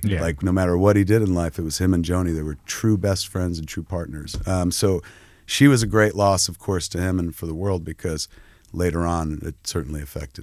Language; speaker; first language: English; native; English